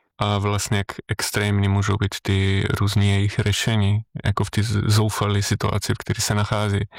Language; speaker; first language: Czech; non-native, fluent; Slovenian